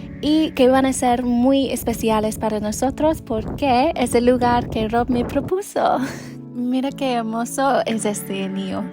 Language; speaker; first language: Spanish; non-native, learner; English